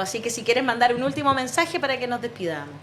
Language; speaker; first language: Spanish; native; Spanish